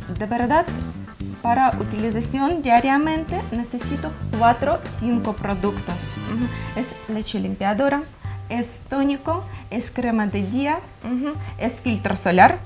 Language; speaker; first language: Spanish; non-native, learner; Ukrainian